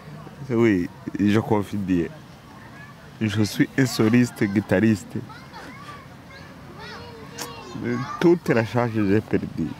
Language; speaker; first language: French; non-native, local second language; Kinyarwanda